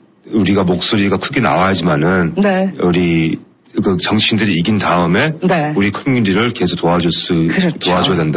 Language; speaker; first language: Korean; non-native, fluent; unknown